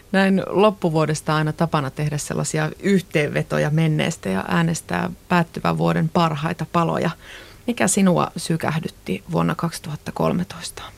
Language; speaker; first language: Finnish; native; Finnish